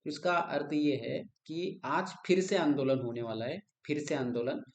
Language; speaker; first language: Hindi; non-native, local second language; Marathi